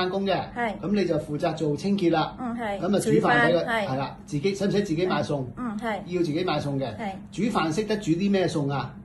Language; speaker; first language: Cantonese; native; Cantonese